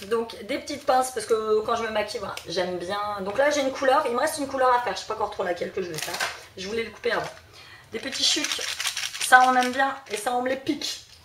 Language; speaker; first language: French; early bilingual, other home language; Portuguese